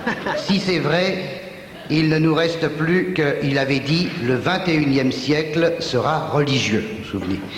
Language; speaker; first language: French; native; French